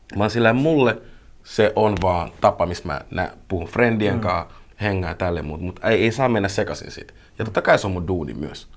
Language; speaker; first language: Finnish; early bilingual, other home language; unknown